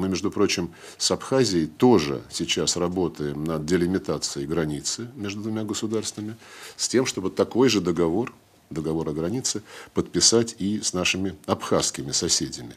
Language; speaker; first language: Russian; native; Russian